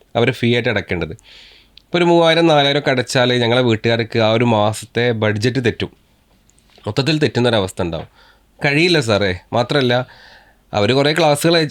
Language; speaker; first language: Malayalam; native; Malayalam